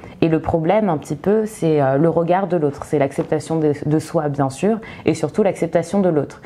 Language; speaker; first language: French; early bilingual, other home language; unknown